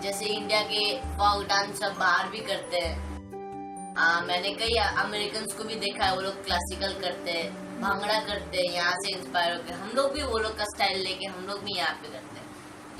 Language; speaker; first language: Hindi; non-native, local second language; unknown